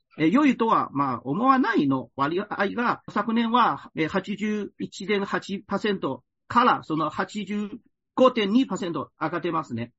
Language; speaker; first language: Japanese; non-native, fluent; Chinese